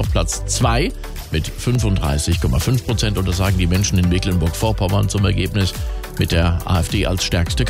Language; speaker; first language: German; native; German